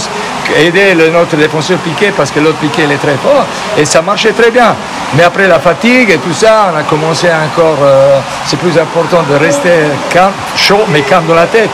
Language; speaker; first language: French; non-native, fluent; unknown